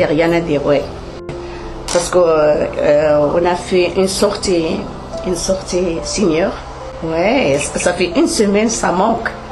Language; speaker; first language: French; non-native, learner; Arabic